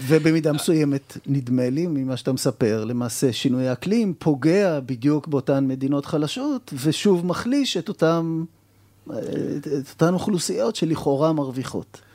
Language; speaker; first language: Hebrew; native; Hebrew